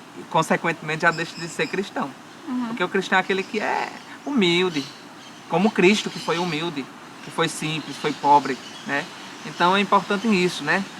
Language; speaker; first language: Portuguese; native; Portuguese